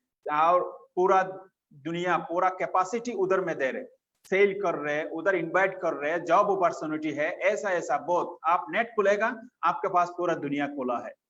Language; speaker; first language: Hindi; non-native, fluent; Bangla